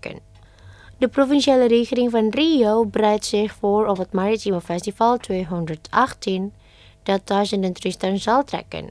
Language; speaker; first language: Dutch; non-native, fluent; Indonesian